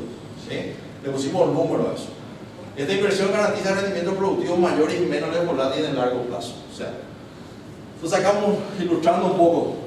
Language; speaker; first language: Spanish; native; Spanish